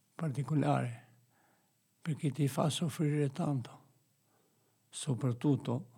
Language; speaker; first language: Italian; non-native, fluent; Albanian